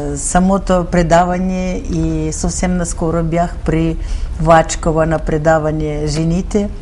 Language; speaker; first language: Bulgarian; early bilingual, heritage; Bulgarian